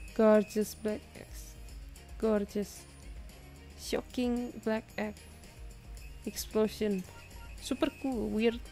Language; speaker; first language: English; non-native, fluent; Indonesian